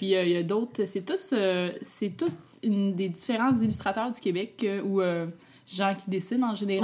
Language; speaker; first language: French; native; French